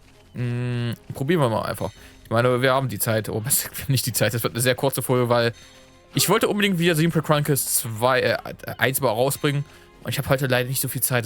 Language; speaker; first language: German; native; German